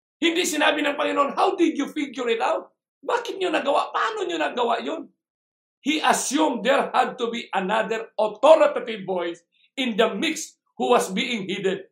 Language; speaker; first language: English; non-native, local second language; Filipino